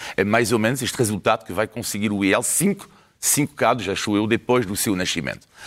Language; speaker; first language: Portuguese; non-native, fluent; French